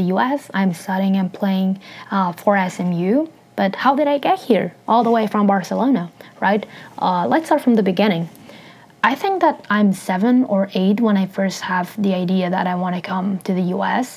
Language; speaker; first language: English; non-native, fluent; Spanish